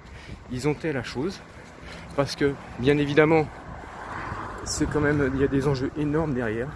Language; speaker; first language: French; native; French